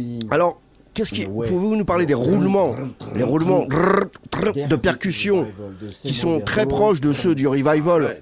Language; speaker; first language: French; native; French